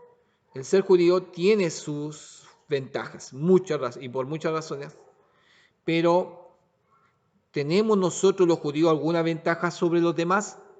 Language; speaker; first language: Spanish; native; Spanish